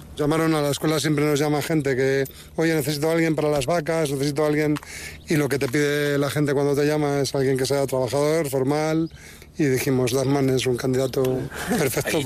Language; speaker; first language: Spanish; native; Spanish